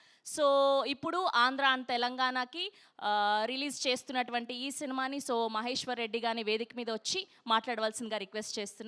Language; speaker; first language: Telugu; native; Telugu